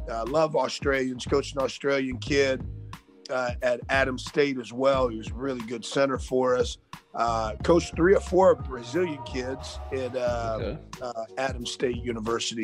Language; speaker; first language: English; native; English